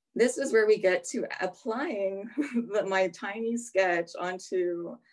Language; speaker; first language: English; native; English